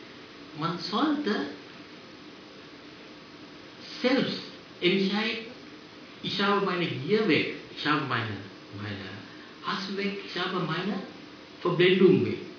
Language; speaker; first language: German; non-native, fluent; Sinhala